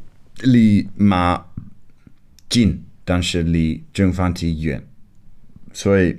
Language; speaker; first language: Chinese; non-native, fluent; English